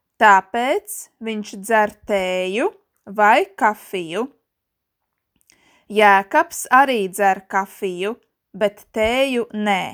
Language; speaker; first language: Latvian; native; Latvian